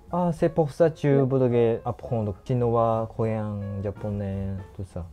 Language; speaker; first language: French; non-native, fluent; Japanese